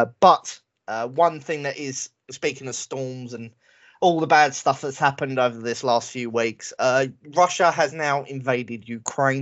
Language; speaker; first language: English; native; English